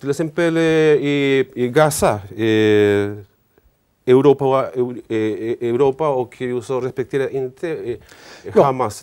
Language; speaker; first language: Swedish; non-native, learner; Spanish